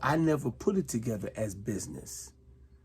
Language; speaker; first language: English; native; English